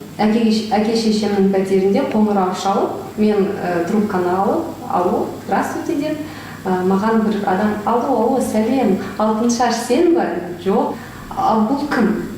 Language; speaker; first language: Kazakh; non-native, local second language; Russian